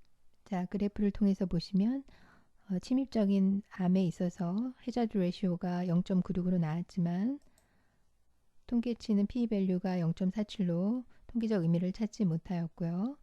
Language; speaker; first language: Korean; native; Korean